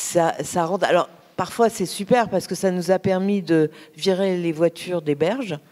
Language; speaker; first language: French; native; French